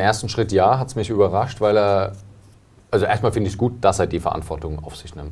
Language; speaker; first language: German; native; German